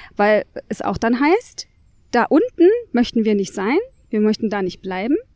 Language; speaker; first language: German; native; German